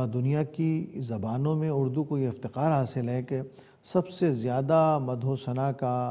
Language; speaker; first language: Urdu; native; Urdu